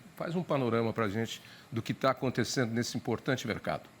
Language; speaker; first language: Portuguese; native; Portuguese